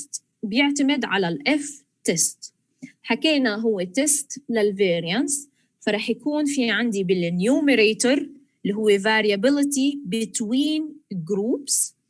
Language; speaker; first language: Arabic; native; Arabic